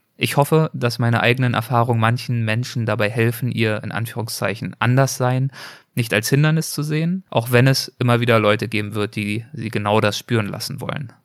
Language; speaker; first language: German; native; German